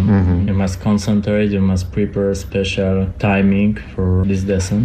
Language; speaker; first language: English; non-native, learner; Polish